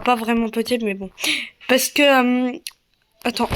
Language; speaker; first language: French; native; French